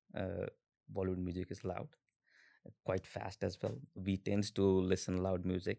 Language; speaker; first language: English; non-native, local second language; Hindi